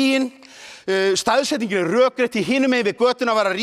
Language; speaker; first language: Icelandic; native; Icelandic